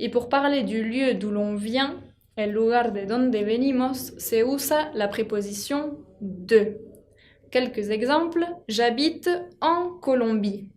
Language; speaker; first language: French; non-native, fluent; Spanish